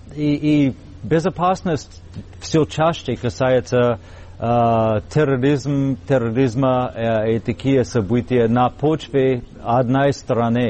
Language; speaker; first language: Russian; non-native, fluent; English